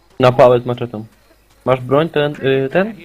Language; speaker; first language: Polish; native; Polish